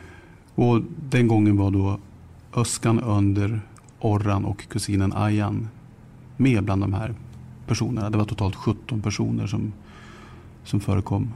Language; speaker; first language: Swedish; native; Swedish